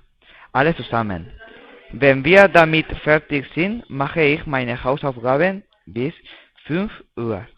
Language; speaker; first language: German; non-native, learner; Spanish